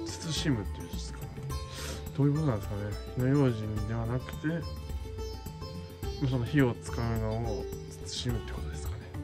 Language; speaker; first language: Japanese; native; Japanese